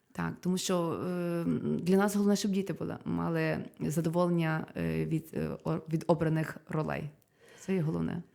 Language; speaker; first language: Ukrainian; native; Ukrainian